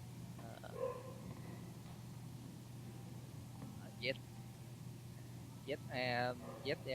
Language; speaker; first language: English; non-native, learner; Vietnamese